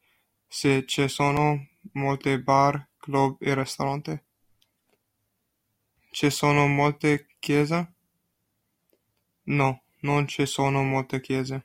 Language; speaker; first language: Italian; non-native, learner; English